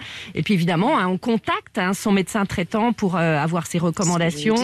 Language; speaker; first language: French; native; French